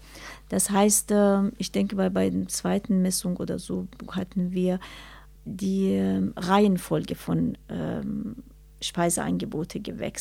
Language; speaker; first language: German; non-native, learner; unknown